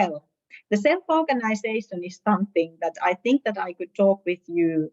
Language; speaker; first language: English; non-native, fluent; Finnish